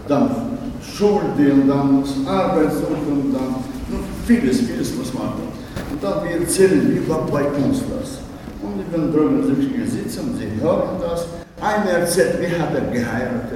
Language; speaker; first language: German; non-native, learner; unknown